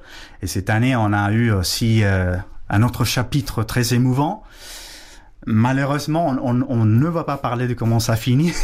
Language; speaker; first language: French; non-native, fluent; Spanish